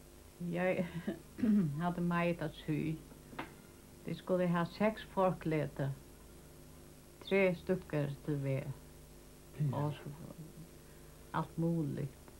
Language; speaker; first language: Danish; non-native, local second language; Faroese